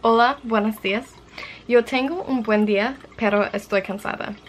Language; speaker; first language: Spanish; non-native, learner; English